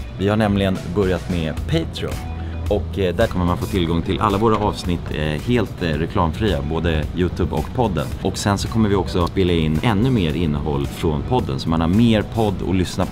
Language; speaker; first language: Swedish; native; Swedish